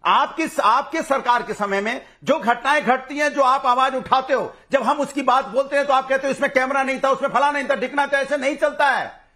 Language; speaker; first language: Hindi; native; Hindi